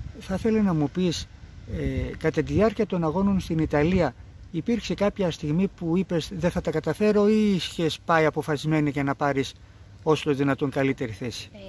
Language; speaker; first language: Greek; native; Greek